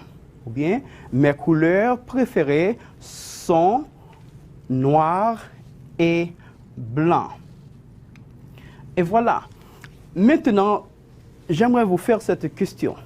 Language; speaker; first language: French; non-native, fluent; Spanish